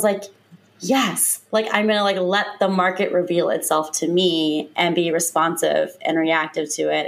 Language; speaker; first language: English; native; English